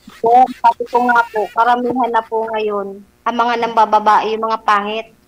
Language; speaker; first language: Filipino; non-native, local second language; Bikol